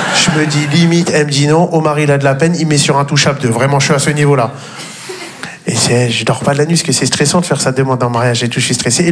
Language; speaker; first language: French; native; French